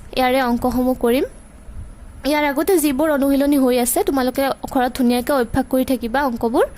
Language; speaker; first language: Assamese; native; Assamese